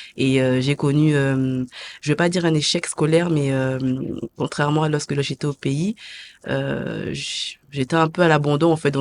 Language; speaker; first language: French; early bilingual, other home language; Lingala